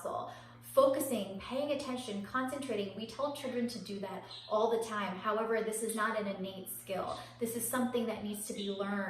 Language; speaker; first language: English; native; English